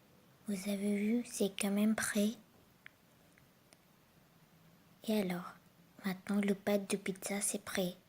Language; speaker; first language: French; non-native, learner; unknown